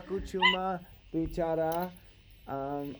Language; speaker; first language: Indonesian; non-native, learner; English